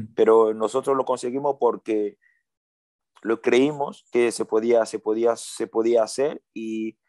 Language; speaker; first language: Spanish; early bilingual, other home language; French